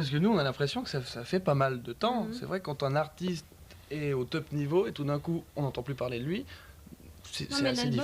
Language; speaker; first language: French; native; French